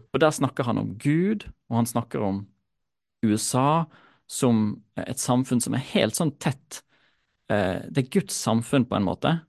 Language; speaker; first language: Norwegian; native; Norwegian